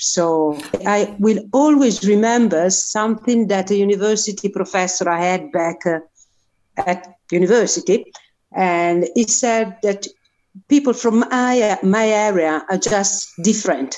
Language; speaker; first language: English; non-native, fluent; Italian